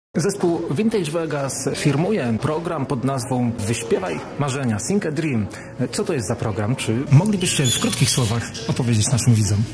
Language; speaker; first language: Polish; native; Polish